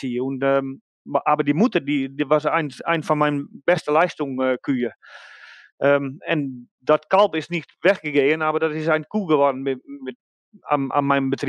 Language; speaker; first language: German; non-native, learner; Dutch